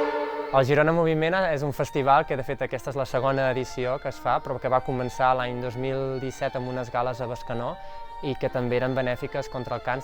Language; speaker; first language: Catalan; native; Catalan